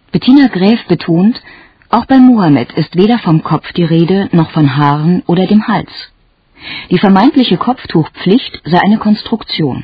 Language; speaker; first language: German; native; German